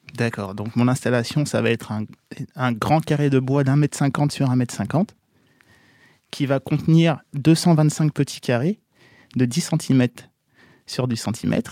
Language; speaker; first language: French; native; French